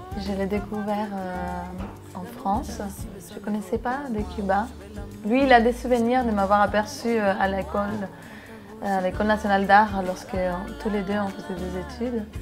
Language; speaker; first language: French; non-native, fluent; Spanish